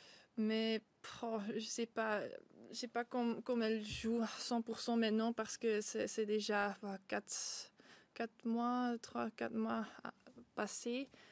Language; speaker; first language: French; non-native, local second language; Dutch